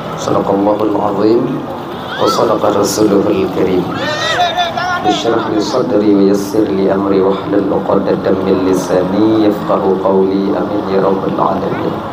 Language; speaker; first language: Malay; non-native, local second language; Achinese